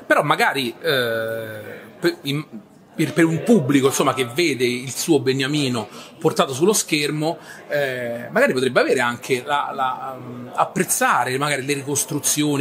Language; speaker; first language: Italian; native; Italian